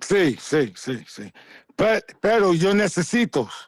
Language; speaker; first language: Spanish; non-native, learner; English